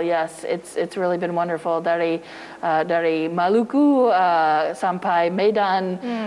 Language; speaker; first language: English; native; English